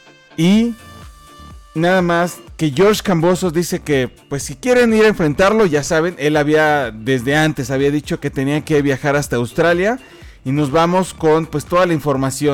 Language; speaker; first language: Spanish; native; Spanish